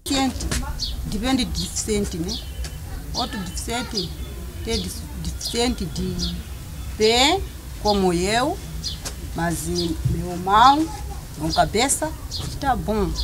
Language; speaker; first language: Portuguese; non-native, learner; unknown